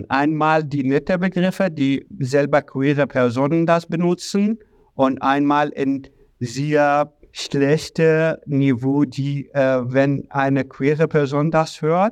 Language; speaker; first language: German; non-native, learner; Arabic